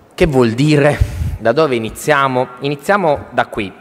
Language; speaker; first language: Italian; native; Italian